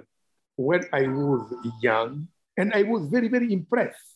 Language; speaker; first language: English; non-native, fluent; Wolof